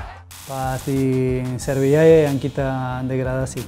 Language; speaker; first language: Indonesian; non-native, learner; Spanish